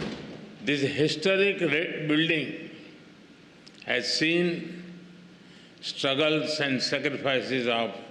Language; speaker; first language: English; non-native, local second language; Hindi